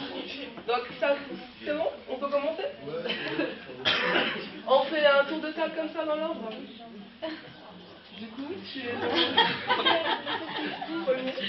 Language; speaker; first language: French; native; French